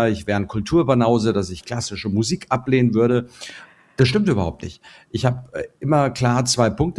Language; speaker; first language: German; native; German